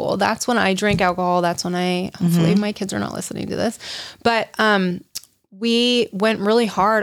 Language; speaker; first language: English; native; English